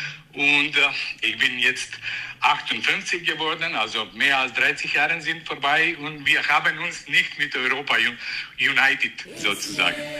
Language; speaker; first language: German; non-native, fluent; Macedonian